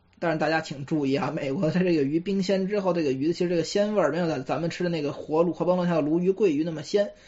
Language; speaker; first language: Chinese; native; Chinese